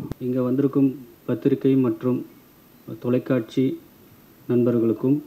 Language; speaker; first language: Tamil; native; Tamil